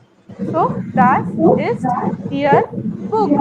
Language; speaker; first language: German; non-native, fluent; Hindi